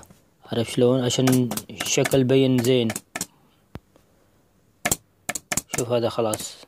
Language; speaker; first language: Arabic; non-native, learner; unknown